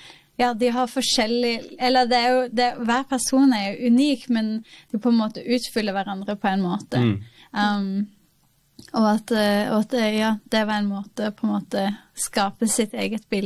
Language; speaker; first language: Norwegian; native; Norwegian